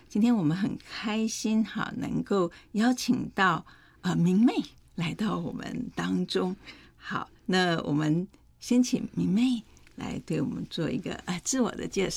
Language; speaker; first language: Chinese; native; Chinese